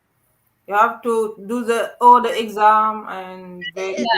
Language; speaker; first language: English; non-native, learner; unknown